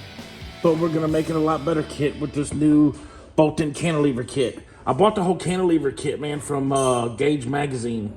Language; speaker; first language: English; native; English